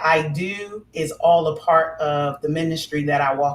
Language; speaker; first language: English; native; English